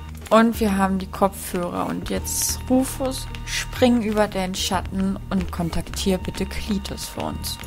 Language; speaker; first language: German; native; German